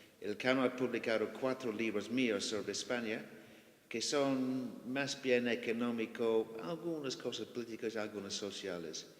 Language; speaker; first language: Spanish; non-native, fluent; English